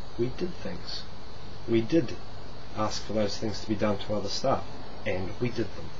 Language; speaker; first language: English; native; English